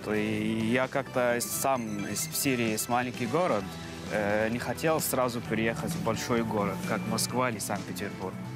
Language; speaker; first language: Russian; non-native, fluent; Arabic